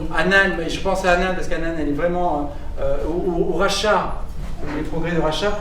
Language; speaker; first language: French; native; French